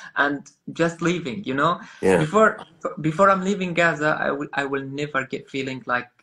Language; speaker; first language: English; non-native, learner; Arabic